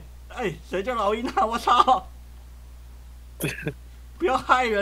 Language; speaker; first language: Chinese; native; Chinese